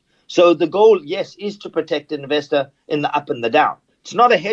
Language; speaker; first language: English; native; English